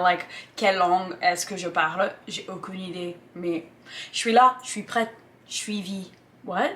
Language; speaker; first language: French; non-native, fluent; English